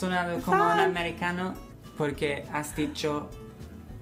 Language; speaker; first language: Spanish; non-native, fluent; English